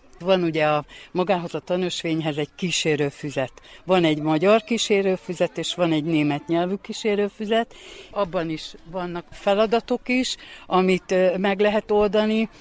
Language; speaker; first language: Hungarian; native; Hungarian